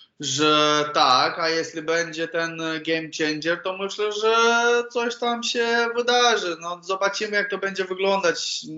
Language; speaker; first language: Polish; non-native, learner; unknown